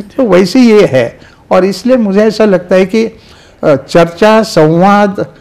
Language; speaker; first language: Hindi; non-native, local second language; Marathi